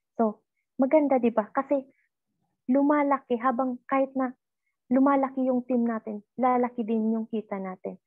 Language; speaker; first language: Filipino; native; Filipino